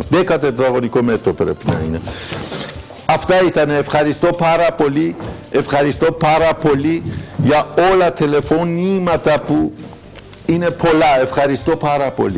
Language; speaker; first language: Greek; non-native, learner; Persian